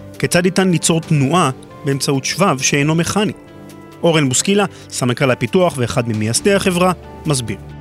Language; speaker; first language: Hebrew; native; Hebrew